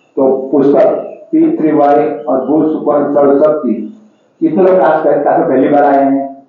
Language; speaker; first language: Hindi; non-native, local second language; Gujarati